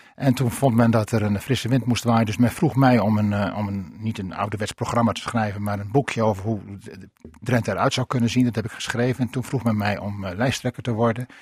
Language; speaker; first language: Dutch; native; Dutch